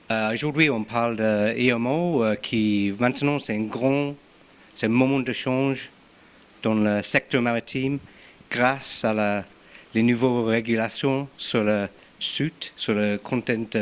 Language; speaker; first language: French; non-native, fluent; English